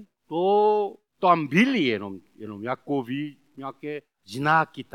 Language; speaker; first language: Czech; non-native, learner; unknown